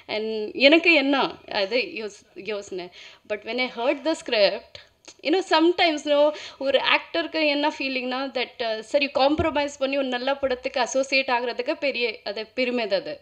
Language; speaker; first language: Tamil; non-native, learner; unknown